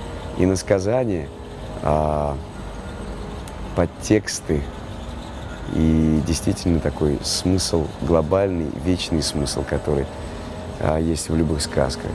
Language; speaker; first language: Russian; native; Russian